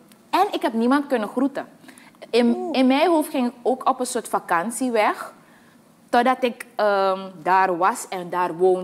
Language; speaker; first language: Dutch; native; Dutch